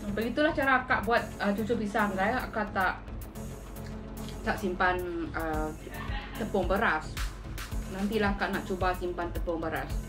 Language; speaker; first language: Malay; native; Malay